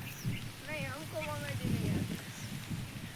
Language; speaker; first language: Hindi; non-native, local second language; Gujarati